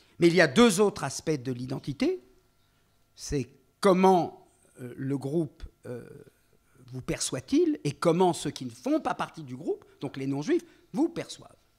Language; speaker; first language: French; native; French